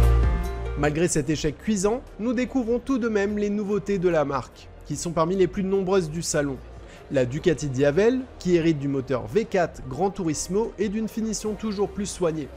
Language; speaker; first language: French; native; French